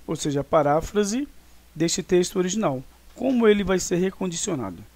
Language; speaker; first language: Portuguese; native; Portuguese